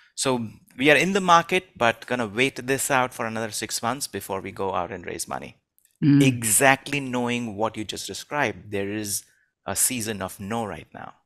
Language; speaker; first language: English; non-native, local second language; Hindi